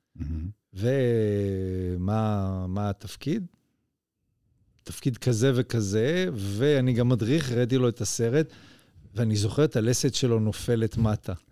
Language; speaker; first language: Hebrew; native; Hebrew